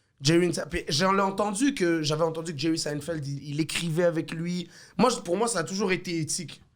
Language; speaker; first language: French; early bilingual, other home language; Arabic